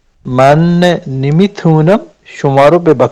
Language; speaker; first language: Persian; non-native, learner; Urdu